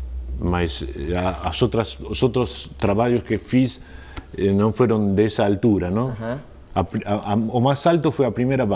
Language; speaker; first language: Portuguese; non-native, learner; Spanish